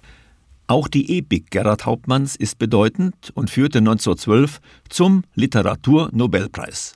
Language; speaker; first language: German; native; German